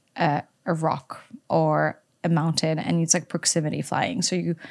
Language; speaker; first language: English; non-native, fluent; Polish